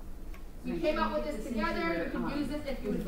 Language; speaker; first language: English; native; English